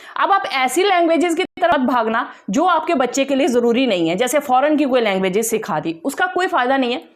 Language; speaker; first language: Hindi; non-native, local second language; Dogri